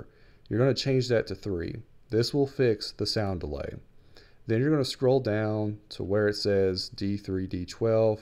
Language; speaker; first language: English; native; English